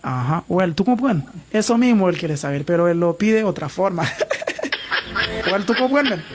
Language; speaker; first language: Spanish; non-native, learner; Haitian Creole